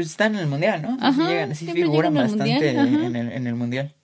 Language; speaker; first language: Spanish; native; Spanish